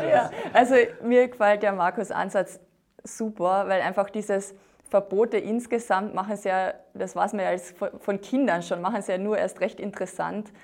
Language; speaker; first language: German; native; German